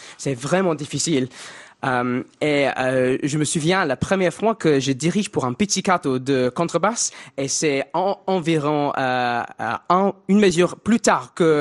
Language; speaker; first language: French; non-native, fluent; English